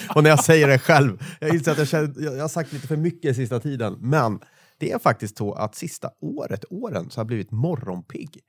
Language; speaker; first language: Swedish; native; Swedish